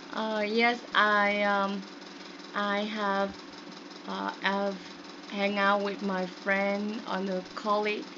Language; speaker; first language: English; non-native, learner; Vietnamese